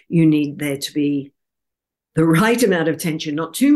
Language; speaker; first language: English; native; English